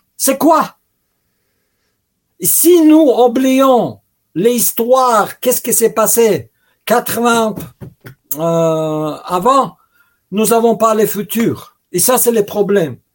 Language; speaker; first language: French; non-native, learner; Russian